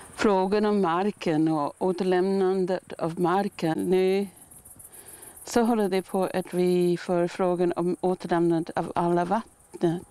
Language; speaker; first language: Swedish; non-native, fluent; Māori